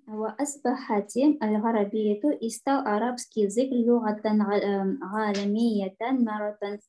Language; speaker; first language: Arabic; non-native, learner; Russian